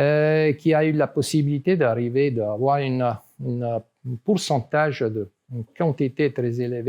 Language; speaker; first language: French; non-native, learner; Italian